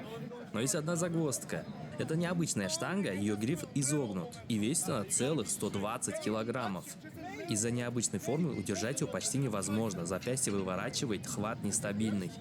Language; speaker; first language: Russian; native; Russian